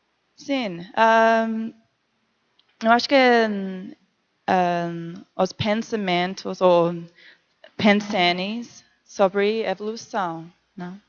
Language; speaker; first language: Portuguese; non-native, learner; English